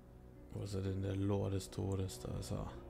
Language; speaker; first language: German; native; German